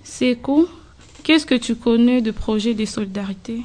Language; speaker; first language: French; non-native, learner; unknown